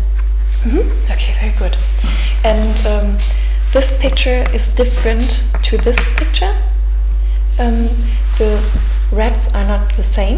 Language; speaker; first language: English; non-native, fluent; German